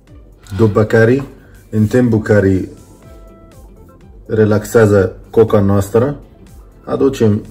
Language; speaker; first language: Romanian; non-native, learner; Arabic